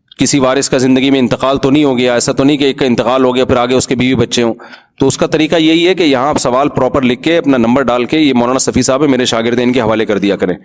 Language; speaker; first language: Urdu; native; Urdu